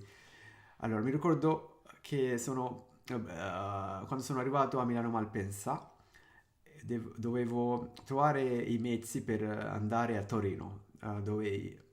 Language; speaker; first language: Italian; non-native, fluent; Sinhala